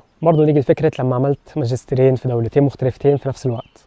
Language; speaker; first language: Arabic; native; Arabic